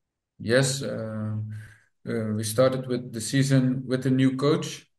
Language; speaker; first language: English; non-native, fluent; Dutch